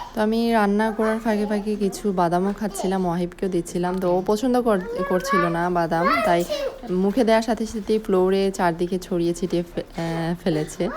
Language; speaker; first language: Bangla; early bilingual, heritage; Bangla